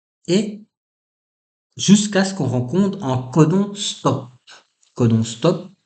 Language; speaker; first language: French; native; French